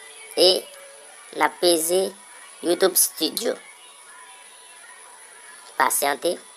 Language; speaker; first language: French; non-native, learner; Haitian Creole